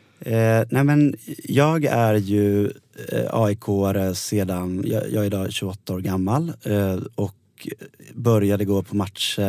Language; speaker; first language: Swedish; native; Swedish